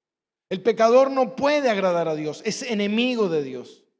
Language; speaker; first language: Spanish; native; Spanish